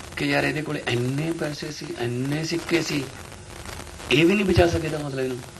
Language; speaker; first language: Punjabi; native; Punjabi